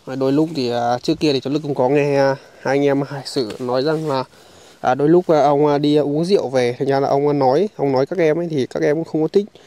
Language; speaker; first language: Vietnamese; native; Vietnamese